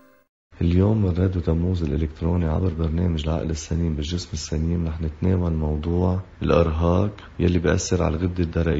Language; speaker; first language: Arabic; native; Arabic